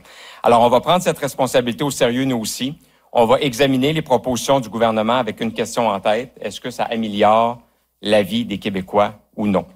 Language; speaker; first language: French; native; French